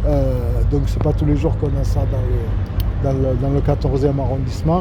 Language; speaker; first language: French; native; French